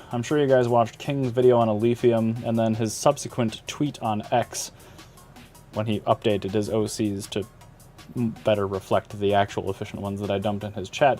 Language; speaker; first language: English; native; English